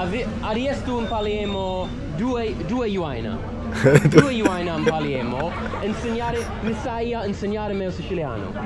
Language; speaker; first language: Italian; non-native, learner; English